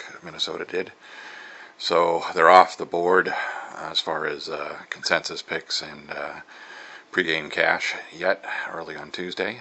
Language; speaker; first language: English; native; English